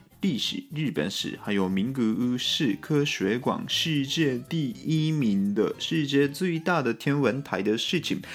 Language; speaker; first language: Chinese; non-native, fluent; Japanese